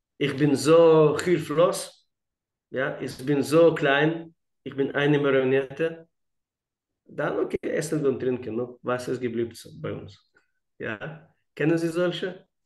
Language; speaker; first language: German; non-native, fluent; Russian